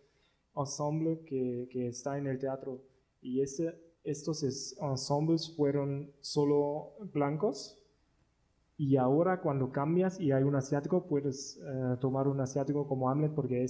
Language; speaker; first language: Spanish; non-native, learner; German